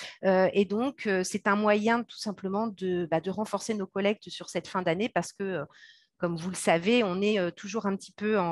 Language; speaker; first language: French; native; French